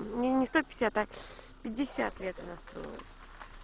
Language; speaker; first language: Russian; native; Russian